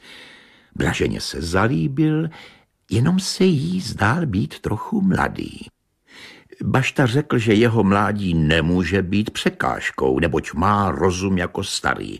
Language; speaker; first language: Czech; native; Czech